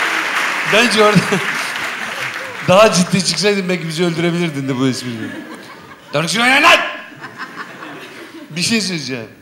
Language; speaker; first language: Turkish; native; Turkish